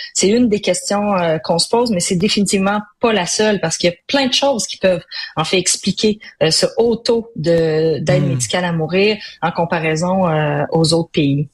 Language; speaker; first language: French; native; French